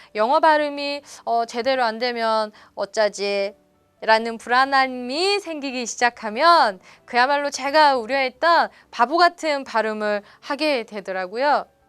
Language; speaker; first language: Korean; native; Korean